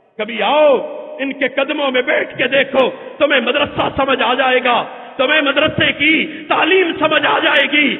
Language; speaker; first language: Urdu; non-native, local second language; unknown